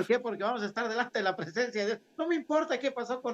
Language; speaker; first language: Spanish; native; Spanish